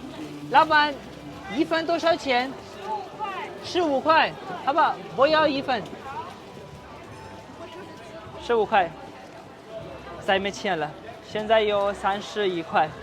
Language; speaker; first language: Chinese; non-native, fluent; Urdu